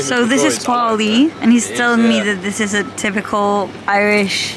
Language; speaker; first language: English; non-native, fluent; Spanish